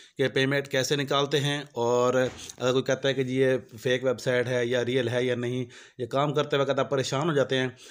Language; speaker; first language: Urdu; non-native, local second language; Punjabi